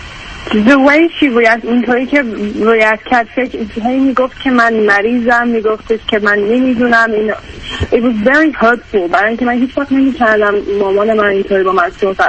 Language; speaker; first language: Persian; early bilingual, heritage; English